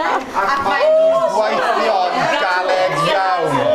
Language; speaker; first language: Welsh; non-native, learner; English